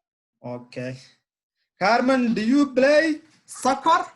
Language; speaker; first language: English; non-native, learner; Somali